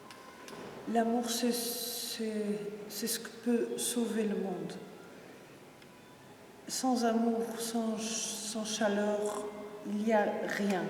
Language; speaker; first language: French; non-native, fluent; Portuguese